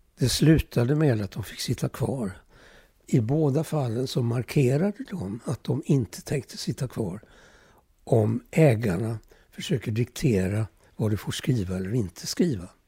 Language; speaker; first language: Swedish; early bilingual, other home language; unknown